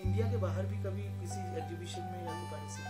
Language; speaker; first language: Hindi; native; Hindi